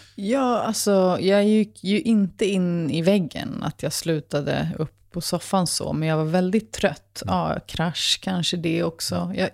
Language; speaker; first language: Swedish; early bilingual, other home language; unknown